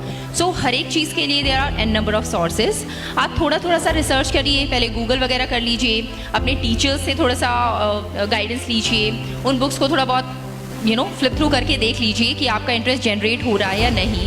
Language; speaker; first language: Hindi; native; Hindi